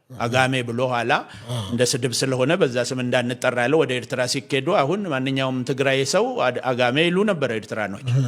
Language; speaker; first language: Amharic; non-native, local second language; Oromo